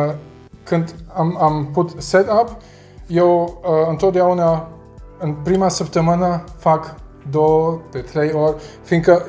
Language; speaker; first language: Romanian; non-native, learner; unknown